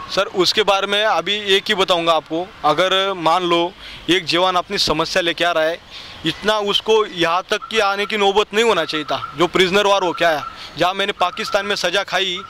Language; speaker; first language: Hindi; non-native, local second language; Marathi